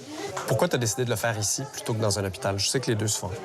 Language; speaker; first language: French; native; French